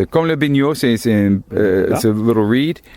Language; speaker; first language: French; non-native, learner; English